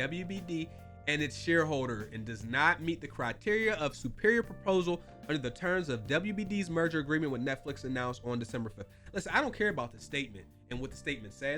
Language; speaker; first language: English; native; English